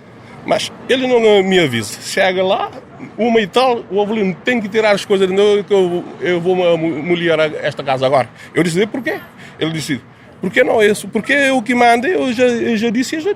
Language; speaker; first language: Portuguese; non-native, local second language; Kabuverdianu